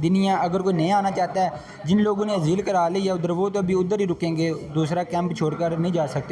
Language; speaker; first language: Hindi; non-native, local second language; Punjabi